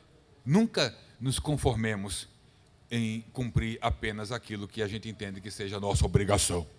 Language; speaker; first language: Portuguese; native; Portuguese